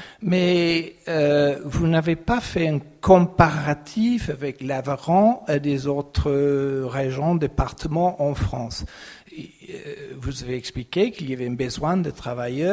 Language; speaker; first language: French; non-native, fluent; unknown